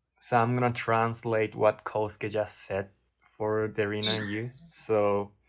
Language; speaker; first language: English; non-native, learner; Japanese